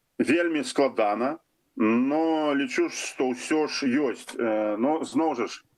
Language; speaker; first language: Belarusian; non-native, local second language; Russian